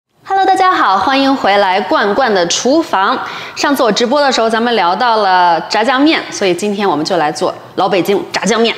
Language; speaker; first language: Chinese; native; Chinese